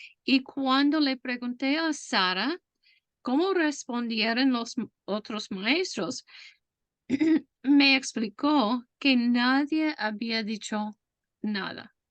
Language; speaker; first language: Spanish; non-native, fluent; English